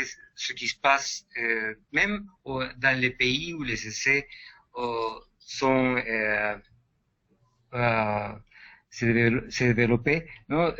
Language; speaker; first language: French; non-native, fluent; Spanish